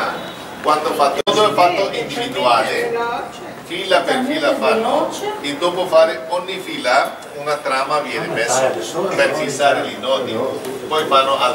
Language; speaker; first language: Italian; non-native, learner; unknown